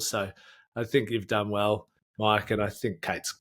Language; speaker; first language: English; native; English